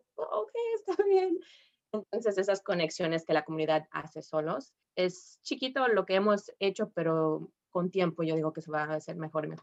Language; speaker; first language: Spanish; early bilingual, heritage; Spanish